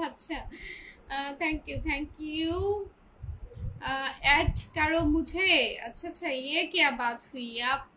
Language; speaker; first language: Hindi; non-native, learner; Bangla